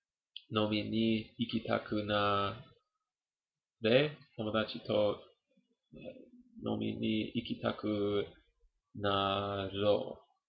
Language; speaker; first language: Japanese; non-native, learner; English